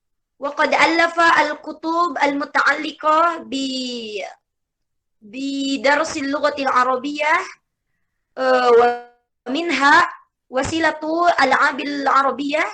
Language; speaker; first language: Arabic; non-native, fluent; Indonesian